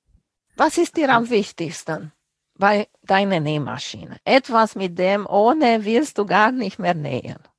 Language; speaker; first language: German; non-native, fluent; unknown